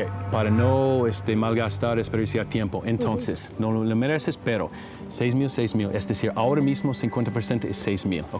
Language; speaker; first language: Spanish; non-native, learner; English